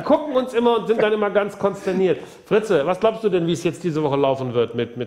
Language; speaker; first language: German; native; German